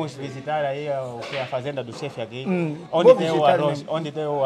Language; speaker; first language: Portuguese; non-native, learner; Vietnamese